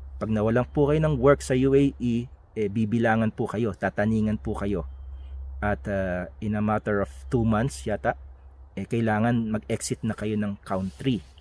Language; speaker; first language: Filipino; native; Filipino